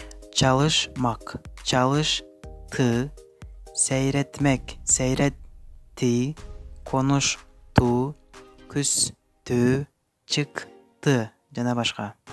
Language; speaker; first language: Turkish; non-native, fluent; Kyrgyz